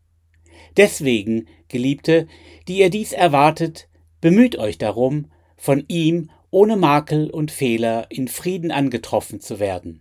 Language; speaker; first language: German; native; German